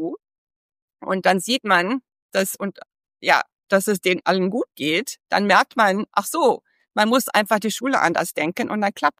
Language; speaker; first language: German; early bilingual, heritage; English